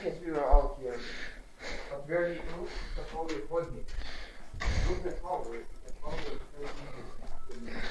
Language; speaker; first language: English; non-native, fluent; Croatian